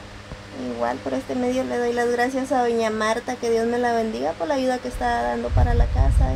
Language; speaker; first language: Spanish; native; Spanish